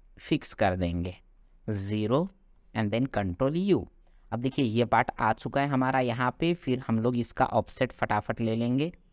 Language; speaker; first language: Hindi; non-native, local second language; Marathi